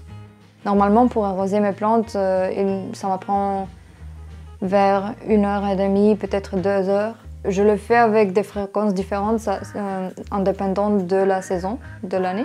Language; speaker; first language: French; non-native, fluent; English